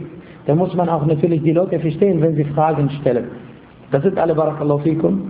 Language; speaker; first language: German; non-native, fluent; Arabic